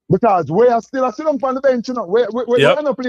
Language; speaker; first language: English; native; English